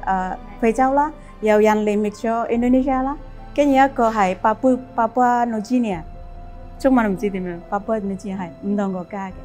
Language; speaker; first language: Cantonese; non-native, fluent; Indonesian